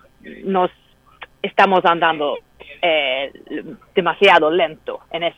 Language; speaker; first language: Spanish; non-native, fluent; Swedish